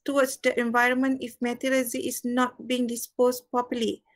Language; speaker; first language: English; non-native, local second language; Malay